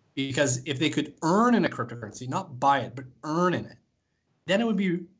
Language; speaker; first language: English; native; English